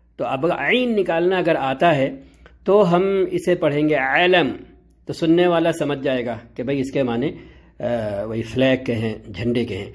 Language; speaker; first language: Urdu; native; Urdu